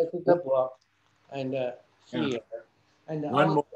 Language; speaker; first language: English; non-native, fluent; Chinese